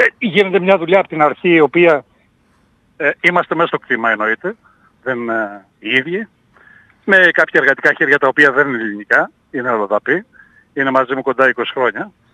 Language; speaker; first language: Greek; native; Greek